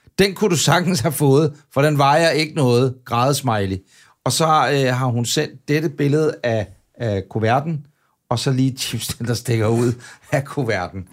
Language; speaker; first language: Danish; native; Danish